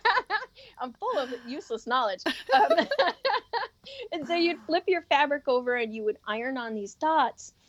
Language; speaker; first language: English; native; English